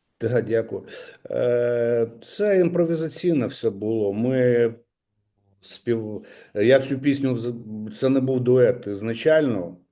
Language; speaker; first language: Ukrainian; native; Ukrainian